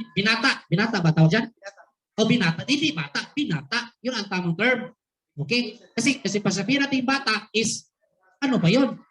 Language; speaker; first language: Filipino; non-native, local second language; Cebuano